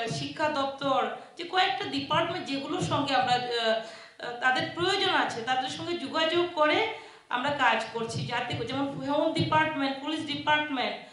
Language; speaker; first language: Bangla; non-native, local second language; Chakma